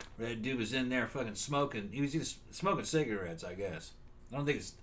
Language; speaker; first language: English; native; English